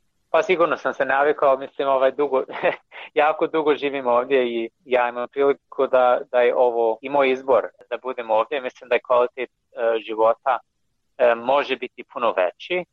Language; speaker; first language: Croatian; non-native, fluent; English